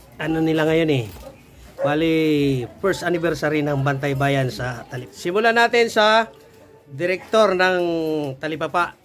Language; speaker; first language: Filipino; native; Filipino